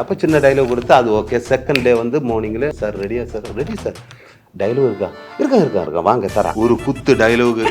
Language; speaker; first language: Tamil; non-native, learner; Malayalam